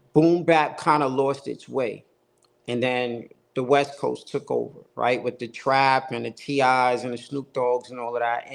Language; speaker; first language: English; native; English